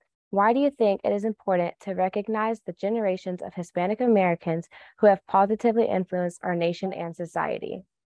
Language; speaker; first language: English; native; English